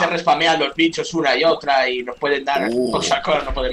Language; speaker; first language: Spanish; native; Spanish